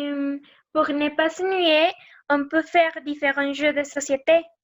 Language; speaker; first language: French; non-native, learner; Spanish